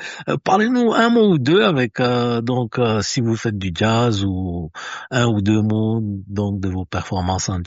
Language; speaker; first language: French; native; French